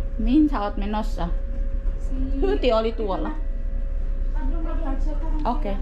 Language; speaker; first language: Finnish; non-native, learner; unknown